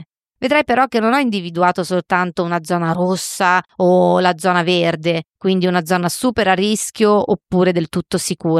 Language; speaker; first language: Italian; native; Italian